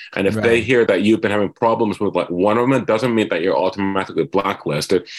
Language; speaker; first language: English; non-native, fluent; Finnish